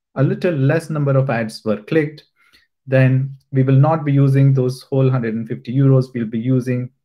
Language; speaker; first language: English; non-native, local second language; Hindi